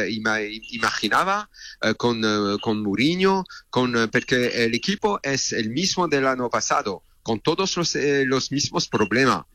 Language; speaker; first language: Spanish; non-native, learner; French